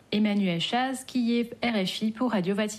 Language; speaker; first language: French; native; French